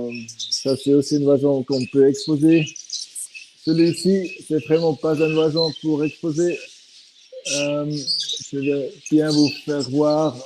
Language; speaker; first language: French; non-native, fluent; Swiss German